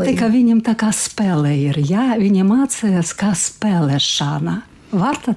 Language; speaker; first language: Latvian; non-native, learner; Ukrainian